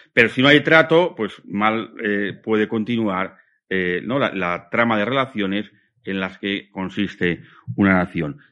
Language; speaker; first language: Spanish; native; Spanish